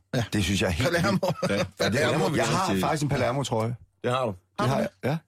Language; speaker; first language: Danish; native; Danish